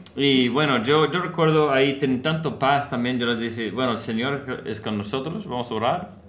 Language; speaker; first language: Spanish; non-native, learner; English